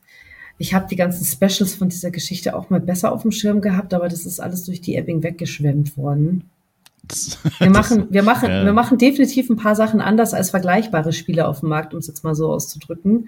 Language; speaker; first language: German; native; German